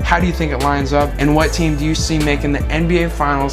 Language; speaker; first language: English; native; English